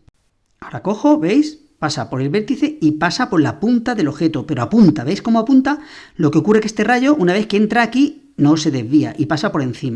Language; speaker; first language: Spanish; native; Spanish